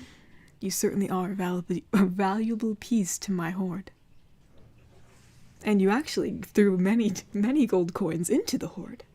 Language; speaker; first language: English; native; English